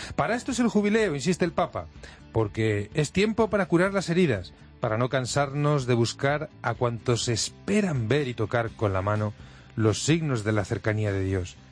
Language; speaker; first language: Spanish; native; Spanish